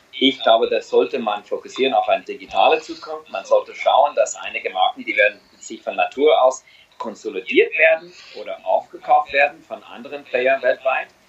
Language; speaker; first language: German; non-native, fluent; English